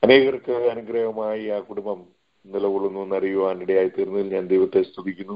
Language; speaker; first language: Malayalam; native; Malayalam